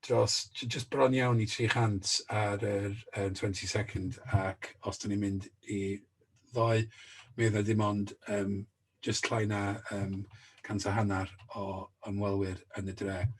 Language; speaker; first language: Welsh; native; Welsh